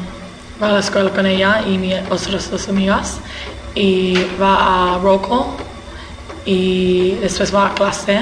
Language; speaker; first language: Spanish; early bilingual, heritage; English